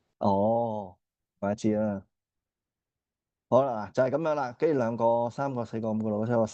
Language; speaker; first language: Cantonese; native; Cantonese